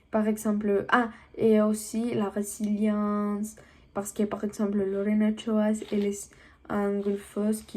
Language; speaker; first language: French; non-native, learner; Spanish